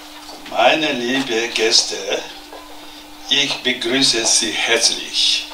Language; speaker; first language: German; non-native, learner; Tibetan